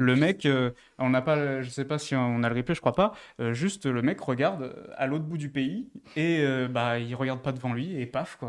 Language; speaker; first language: French; native; French